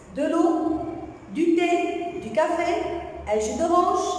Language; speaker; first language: French; non-native, local second language; Arabic